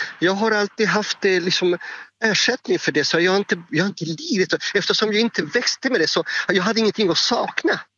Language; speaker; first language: Swedish; non-native, fluent; Spanish